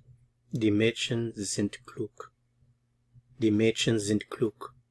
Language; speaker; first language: German; non-native, fluent; English